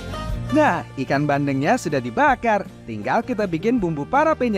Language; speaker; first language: Indonesian; native; Indonesian